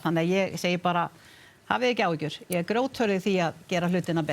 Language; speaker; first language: Icelandic; native; Icelandic